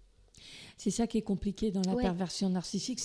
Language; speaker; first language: French; native; French